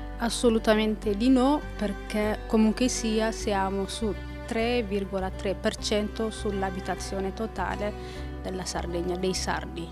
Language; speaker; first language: Italian; non-native, fluent; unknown